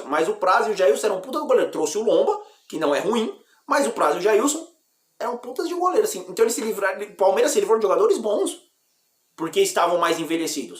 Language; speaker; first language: Portuguese; native; Portuguese